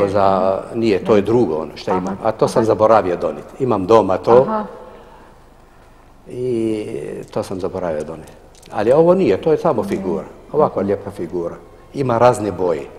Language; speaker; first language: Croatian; non-native, fluent; Arabic